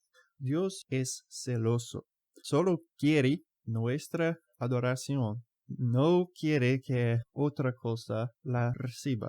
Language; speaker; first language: Spanish; non-native, fluent; English